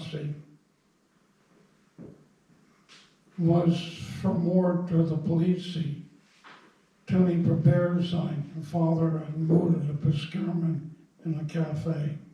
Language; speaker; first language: Dutch; non-native, fluent; English